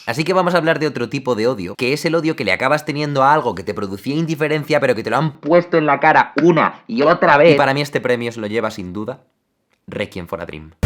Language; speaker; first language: Spanish; native; Spanish